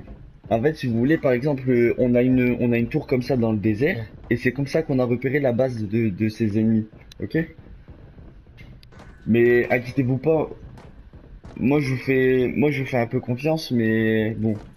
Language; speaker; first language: French; native; French